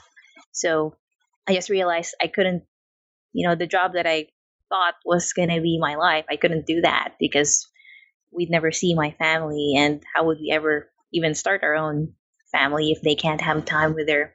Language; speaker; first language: English; non-native, local second language; Filipino